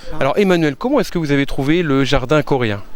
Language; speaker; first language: French; native; French